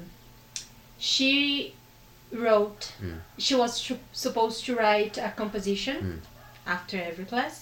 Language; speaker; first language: English; non-native, fluent; Portuguese